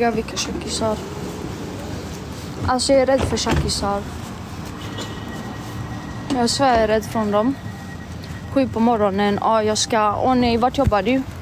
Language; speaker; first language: Swedish; early bilingual, other home language; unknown